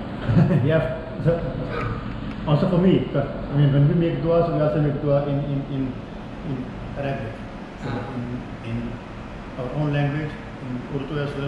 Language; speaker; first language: English; non-native, local second language; Urdu